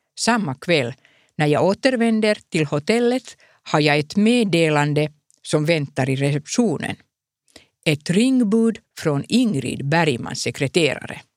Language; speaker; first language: Swedish; non-native, local second language; Finnish